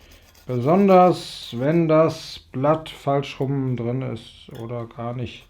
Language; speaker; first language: German; native; German